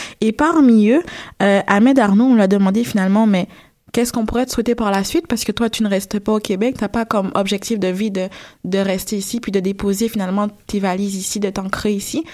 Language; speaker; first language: French; native; French